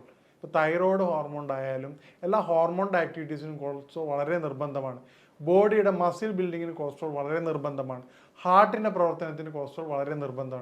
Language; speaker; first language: Malayalam; native; Malayalam